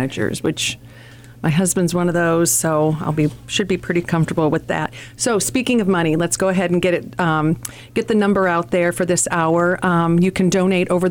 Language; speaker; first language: English; native; English